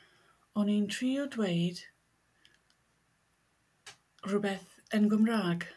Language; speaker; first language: Welsh; non-native, learner; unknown